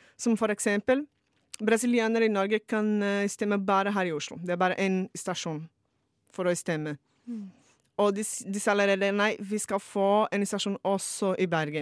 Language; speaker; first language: Norwegian; non-native, fluent; Portuguese